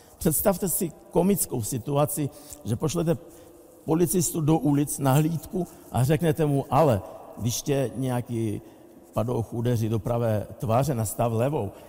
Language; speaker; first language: Czech; non-native, fluent; Russian